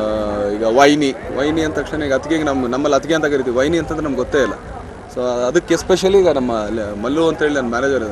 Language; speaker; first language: Kannada; native; Kannada